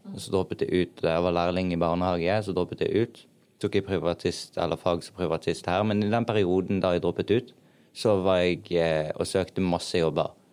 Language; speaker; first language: Norwegian; early bilingual, other home language; Arabic